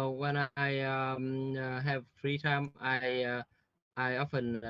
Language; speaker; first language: English; non-native, learner; Vietnamese